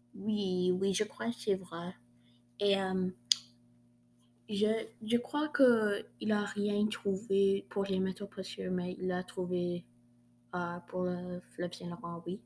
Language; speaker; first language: French; non-native, learner; English